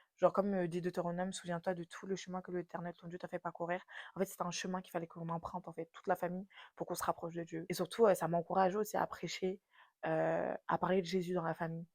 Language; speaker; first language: French; native; French